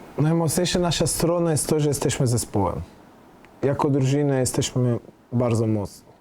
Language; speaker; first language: Polish; non-native, fluent; Portuguese